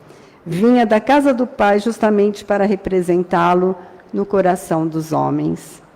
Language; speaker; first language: Portuguese; native; Portuguese